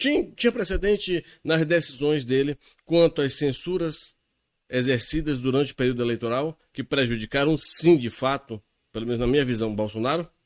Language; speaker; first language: Portuguese; native; Portuguese